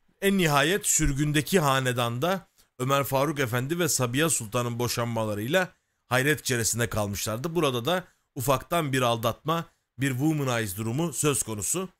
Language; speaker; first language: Turkish; native; Turkish